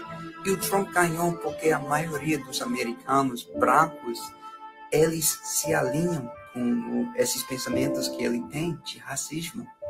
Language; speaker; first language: Portuguese; non-native, fluent; English